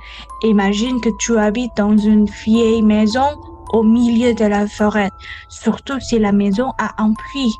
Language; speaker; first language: French; non-native, learner; Indonesian